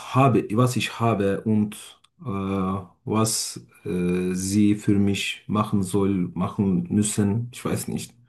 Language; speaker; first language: German; non-native, fluent; Turkish